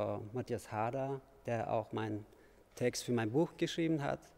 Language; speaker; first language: German; non-native, fluent; Turkish